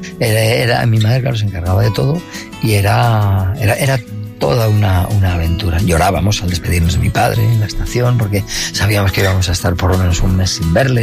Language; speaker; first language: Spanish; native; Spanish